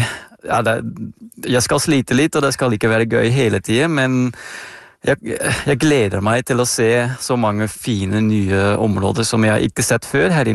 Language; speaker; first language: Norwegian; non-native, fluent; Dutch